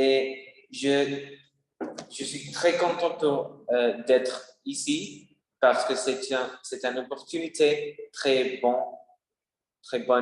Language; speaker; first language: French; non-native, learner; Spanish